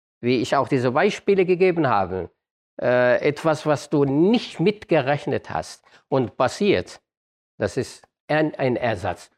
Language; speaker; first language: German; non-native, fluent; Arabic